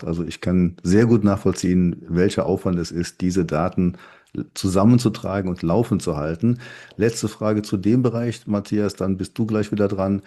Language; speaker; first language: German; native; German